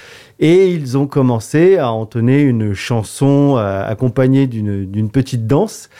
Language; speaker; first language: French; native; French